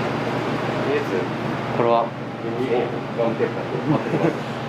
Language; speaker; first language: Japanese; native; Japanese